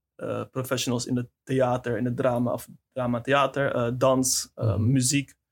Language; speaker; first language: Dutch; native; Dutch